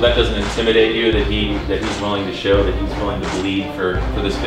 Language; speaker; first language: English; native; English